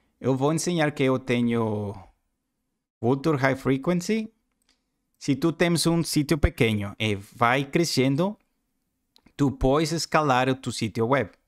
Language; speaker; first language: Portuguese; non-native, learner; Spanish